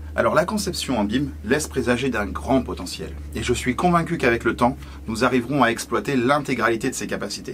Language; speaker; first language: French; native; French